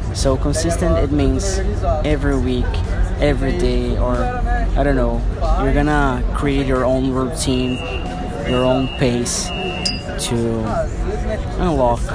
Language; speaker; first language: English; non-native, fluent; Portuguese